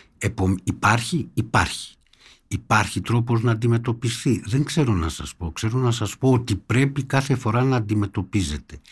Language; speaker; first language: Greek; native; Greek